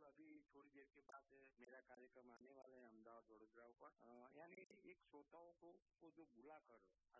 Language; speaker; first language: Hindi; non-native, local second language; Gujarati